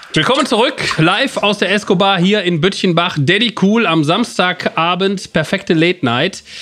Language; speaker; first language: German; native; German